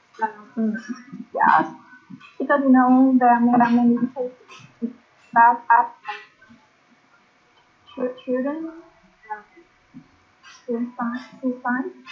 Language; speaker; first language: English; non-native, learner; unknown